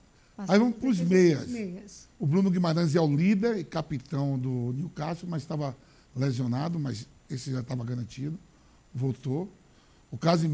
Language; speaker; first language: Portuguese; native; Portuguese